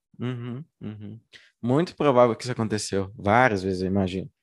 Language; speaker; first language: Portuguese; native; Portuguese